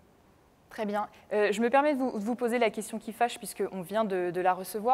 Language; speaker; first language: French; native; French